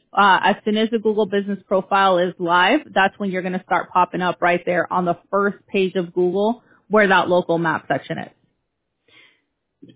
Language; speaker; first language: English; early bilingual, other home language; Spanish